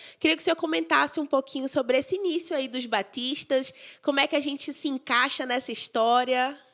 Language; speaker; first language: Portuguese; native; Portuguese